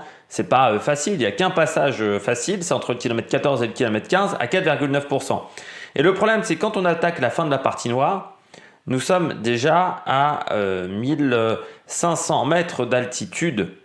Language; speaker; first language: French; native; French